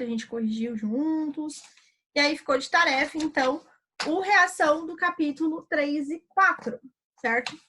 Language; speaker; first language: Portuguese; native; Portuguese